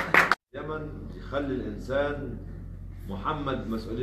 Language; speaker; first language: Arabic; native; Arabic